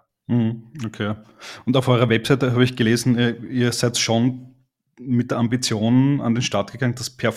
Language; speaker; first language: German; native; German